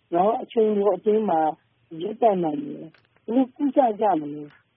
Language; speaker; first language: Burmese; native; Burmese